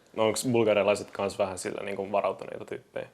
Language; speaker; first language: Finnish; native; Finnish